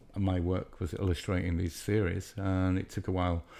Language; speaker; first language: English; native; English